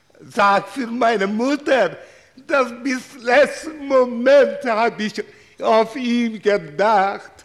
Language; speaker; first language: German; non-native, learner; Hungarian